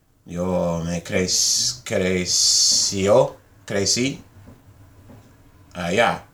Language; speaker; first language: Spanish; non-native, learner; English